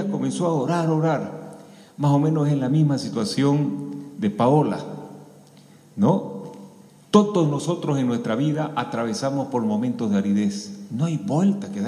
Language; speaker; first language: Spanish; native; Spanish